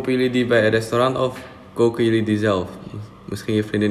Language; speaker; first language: Dutch; non-native, fluent; Indonesian